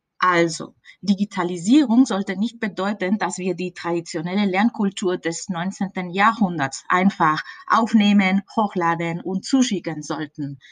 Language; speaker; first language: German; non-native, fluent; Spanish